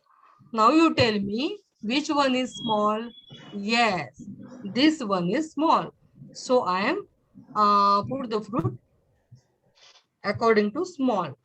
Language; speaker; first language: English; non-native, learner; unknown